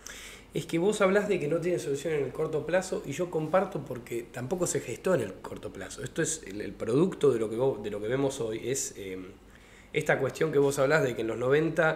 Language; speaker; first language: Spanish; native; Spanish